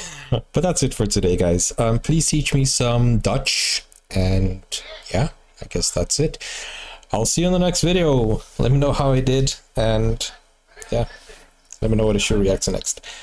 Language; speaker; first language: English; native; English